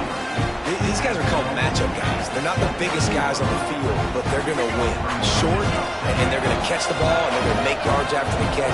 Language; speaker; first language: English; native; English